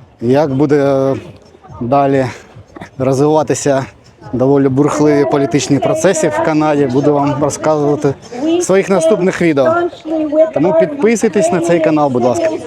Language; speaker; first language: Ukrainian; native; Ukrainian